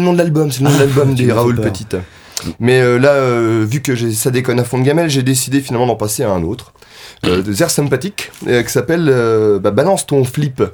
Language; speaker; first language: French; native; French